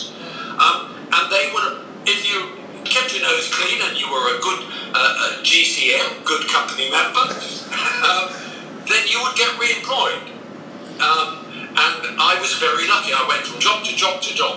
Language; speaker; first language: English; native; English